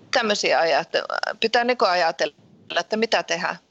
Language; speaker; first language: Finnish; early bilingual, heritage; Finnish